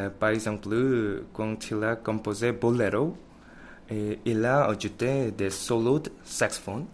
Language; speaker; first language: French; non-native, learner; Korean